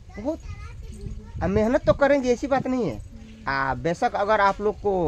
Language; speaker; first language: Hindi; native; Hindi